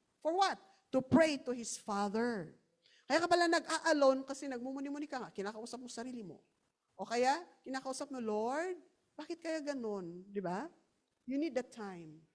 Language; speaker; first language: Filipino; non-native, local second language; Iloko